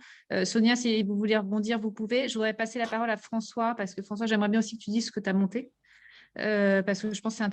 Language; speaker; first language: French; native; French